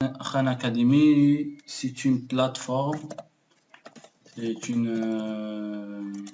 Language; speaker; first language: French; non-native, local second language; Arabic